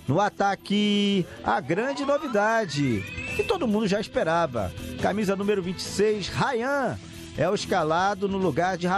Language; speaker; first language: Portuguese; native; Portuguese